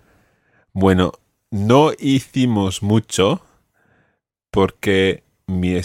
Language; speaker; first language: Spanish; non-native, fluent; English